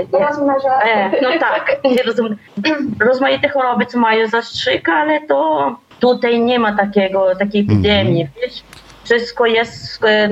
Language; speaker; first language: Polish; early bilingual, heritage; Polish